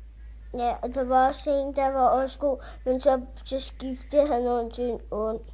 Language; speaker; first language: Danish; early bilingual, other home language; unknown